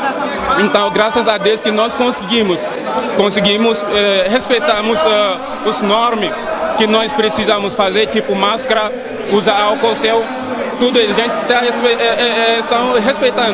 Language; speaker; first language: Portuguese; non-native, fluent; Wolof